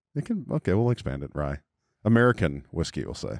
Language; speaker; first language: English; native; English